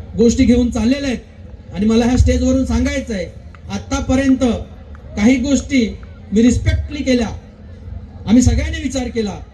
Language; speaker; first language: Marathi; native; Marathi